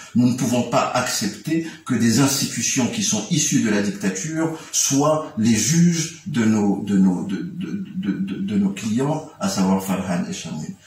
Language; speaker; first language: French; non-native, local second language; Comorian